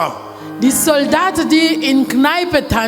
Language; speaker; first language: German; non-native, learner; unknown